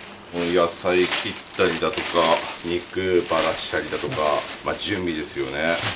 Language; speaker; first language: Japanese; native; Japanese